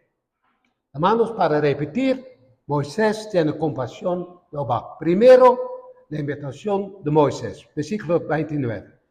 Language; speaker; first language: Spanish; non-native, fluent; Dutch